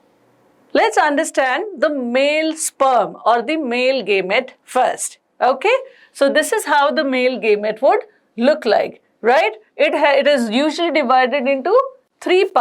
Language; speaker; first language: English; non-native, local second language; Hindi